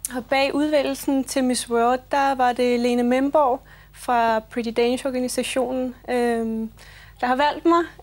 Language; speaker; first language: Danish; early bilingual, other home language; Belarusian